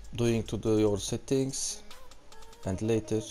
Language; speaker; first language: English; non-native, learner; Turkish